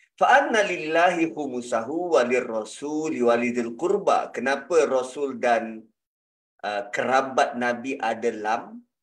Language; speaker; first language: Malay; native; Malay